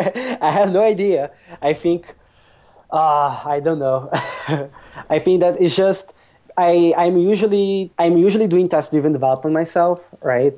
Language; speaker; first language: English; non-native, fluent; Portuguese